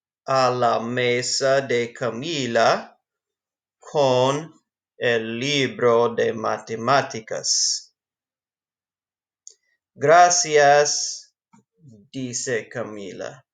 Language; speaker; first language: Spanish; non-native, fluent; English